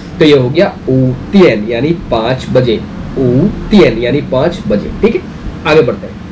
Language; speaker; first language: Hindi; native; Hindi